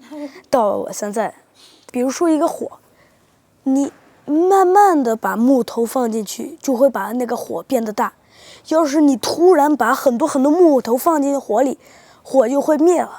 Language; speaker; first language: Chinese; early bilingual, heritage; Spanish